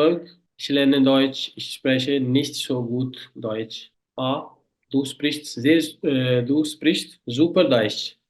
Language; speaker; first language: German; non-native, fluent; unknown